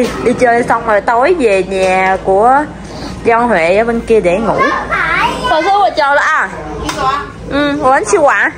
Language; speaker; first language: Vietnamese; native; Vietnamese